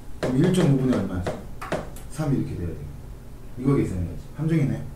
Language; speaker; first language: Korean; native; Korean